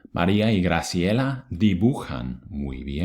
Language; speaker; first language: Spanish; non-native, fluent; English